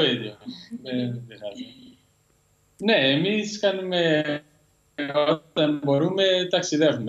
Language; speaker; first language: Greek; non-native, learner; Portuguese